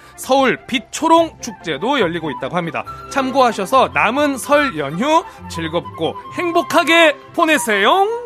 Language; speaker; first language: Korean; native; Korean